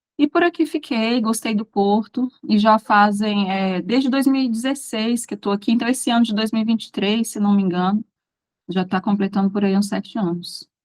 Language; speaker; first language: Portuguese; native; Portuguese